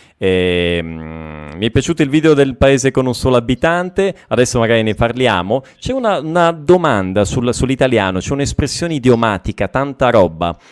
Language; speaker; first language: Italian; native; Italian